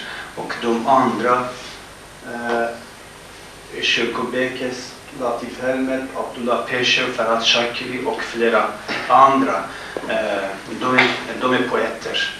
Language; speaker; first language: Swedish; non-native, fluent; Kurdish